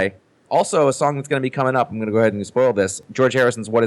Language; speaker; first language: English; native; English